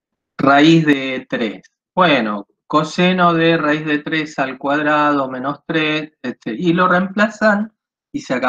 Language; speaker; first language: Spanish; native; Spanish